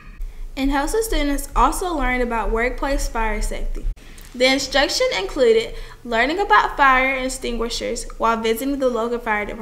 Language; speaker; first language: English; native; English